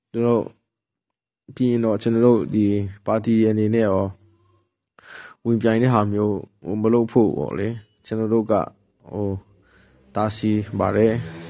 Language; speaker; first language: Burmese; non-native, local second language; Hakha Chin